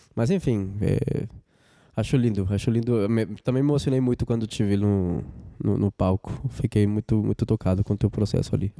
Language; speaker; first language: Portuguese; non-native, fluent; Spanish